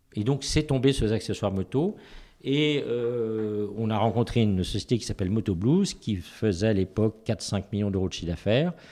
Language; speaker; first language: French; native; French